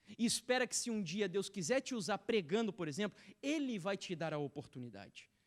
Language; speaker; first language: Portuguese; native; Portuguese